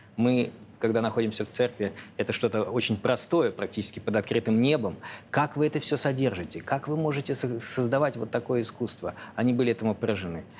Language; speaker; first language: Russian; native; Russian